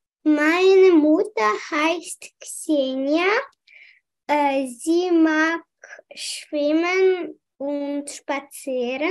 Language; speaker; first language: German; non-native, learner; French